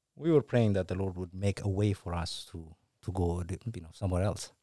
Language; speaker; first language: English; non-native, fluent; Tigrinya